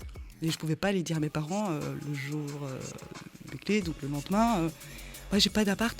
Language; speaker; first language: French; early bilingual, other home language; Khmer